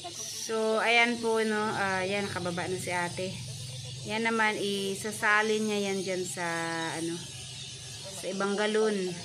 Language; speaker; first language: Filipino; non-native, local second language; Cebuano